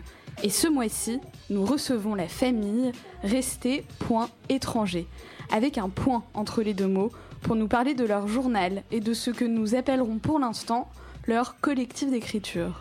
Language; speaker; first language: French; native; French